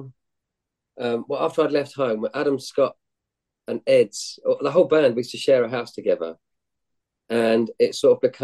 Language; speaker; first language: English; native; English